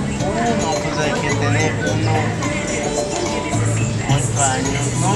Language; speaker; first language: Spanish; native; Spanish